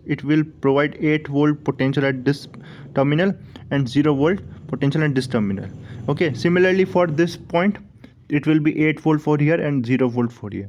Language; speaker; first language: English; non-native, local second language; Hindi